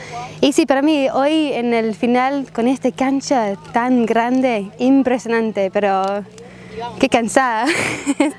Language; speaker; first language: Spanish; non-native, learner; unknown